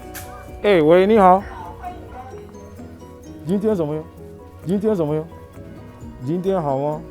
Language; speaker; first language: Chinese; non-native, learner; English